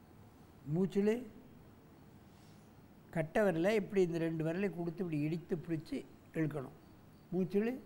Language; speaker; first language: Tamil; native; Tamil